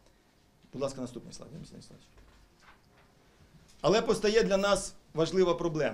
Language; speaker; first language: Ukrainian; native; Ukrainian